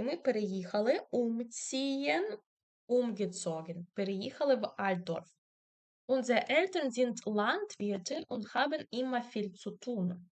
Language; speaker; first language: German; non-native, fluent; Ukrainian